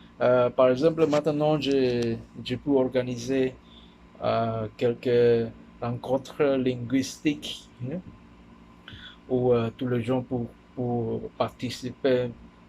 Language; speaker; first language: French; non-native, learner; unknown